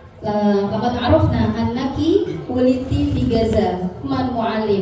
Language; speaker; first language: Arabic; non-native, learner; Indonesian